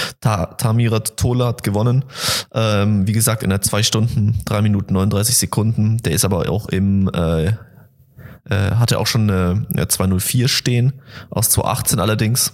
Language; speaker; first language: German; native; German